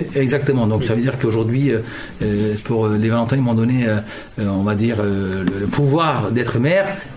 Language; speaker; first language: French; early bilingual, other home language; Turkish